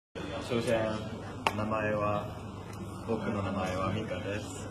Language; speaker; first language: Japanese; non-native, fluent; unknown